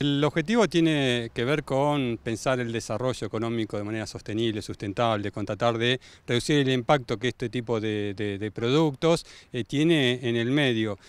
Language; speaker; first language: Spanish; native; Spanish